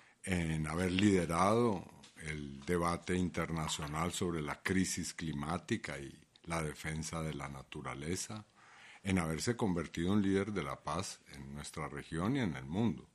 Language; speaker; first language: Spanish; native; Spanish